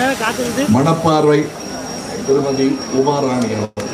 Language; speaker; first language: Tamil; native; Tamil